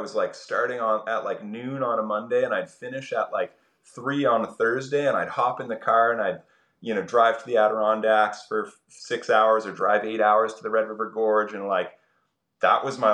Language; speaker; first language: English; native; English